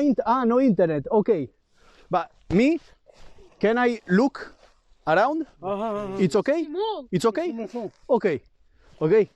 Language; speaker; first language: English; non-native, learner; Italian